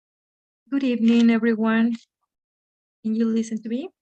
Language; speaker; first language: English; non-native, fluent; Spanish